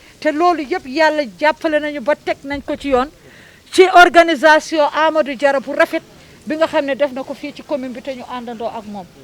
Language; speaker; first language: Wolof; native; Wolof